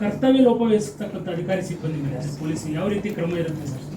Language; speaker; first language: Kannada; native; Kannada